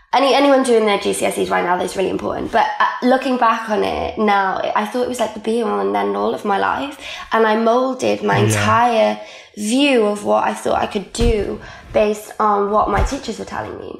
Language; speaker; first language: English; non-native, local second language; Welsh